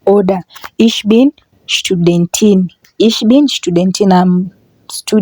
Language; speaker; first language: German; non-native, fluent; English